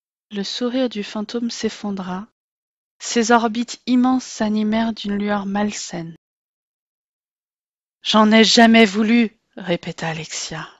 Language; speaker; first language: French; native; French